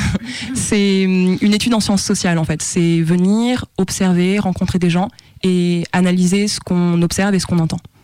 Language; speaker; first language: French; native; French